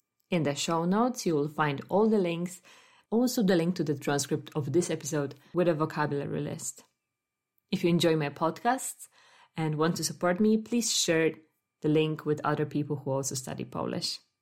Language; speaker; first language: English; non-native, fluent; Polish